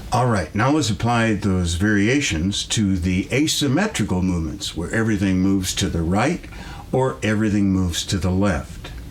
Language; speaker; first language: English; native; English